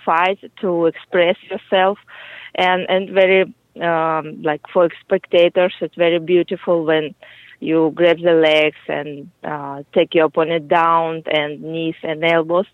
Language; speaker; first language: English; non-native, fluent; Russian